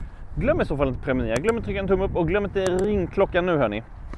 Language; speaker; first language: Swedish; native; Swedish